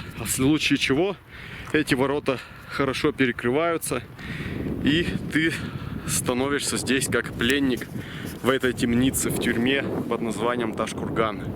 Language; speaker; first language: Russian; native; Russian